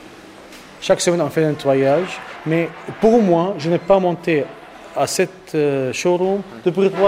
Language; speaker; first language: French; non-native, learner; Arabic